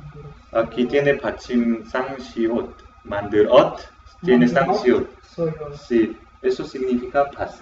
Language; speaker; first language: Spanish; non-native, fluent; Korean